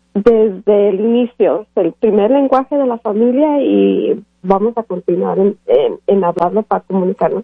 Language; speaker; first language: Spanish; early bilingual, other home language; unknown